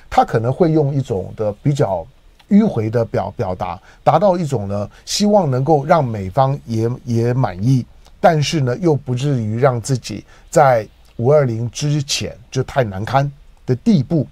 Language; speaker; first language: Chinese; native; Chinese